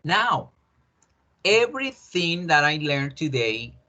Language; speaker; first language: English; non-native, fluent; Spanish